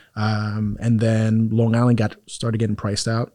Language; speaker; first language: English; native; English